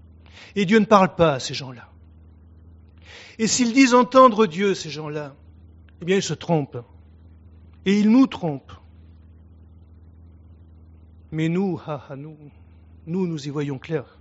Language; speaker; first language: French; native; French